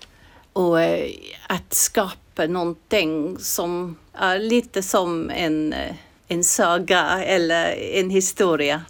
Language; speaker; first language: Swedish; non-native, fluent; English